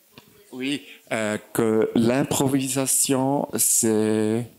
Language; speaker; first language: French; non-native, fluent; German